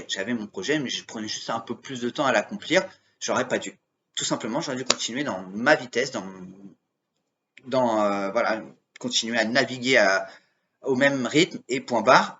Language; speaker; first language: French; native; French